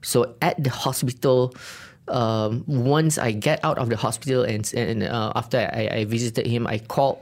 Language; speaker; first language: English; non-native, local second language; Malay